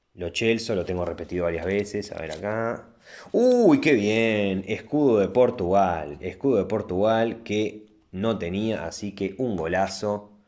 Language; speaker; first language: Spanish; native; Spanish